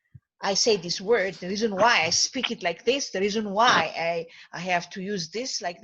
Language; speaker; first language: English; non-native, fluent; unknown